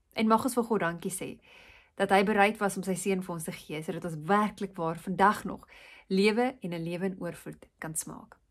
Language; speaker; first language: Afrikaans; native; Afrikaans